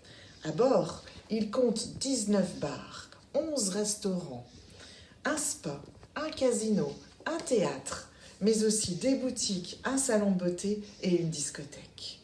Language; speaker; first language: French; native; French